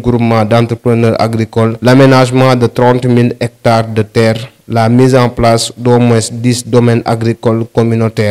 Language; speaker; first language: French; non-native, local second language; Wolof